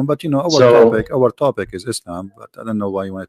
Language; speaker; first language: English; non-native, local second language; Arabic